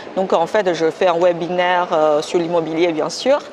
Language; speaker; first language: French; non-native, fluent; Chinese